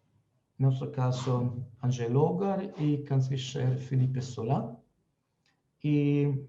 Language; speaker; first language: Spanish; non-native, fluent; Slovenian